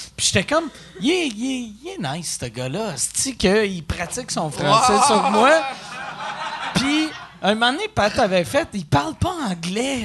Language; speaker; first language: French; native; French